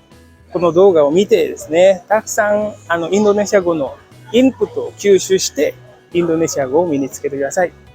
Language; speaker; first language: Japanese; non-native, fluent; Indonesian